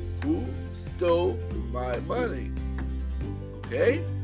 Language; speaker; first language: English; non-native, fluent; Portuguese